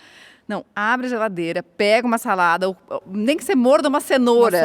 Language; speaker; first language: Portuguese; native; Portuguese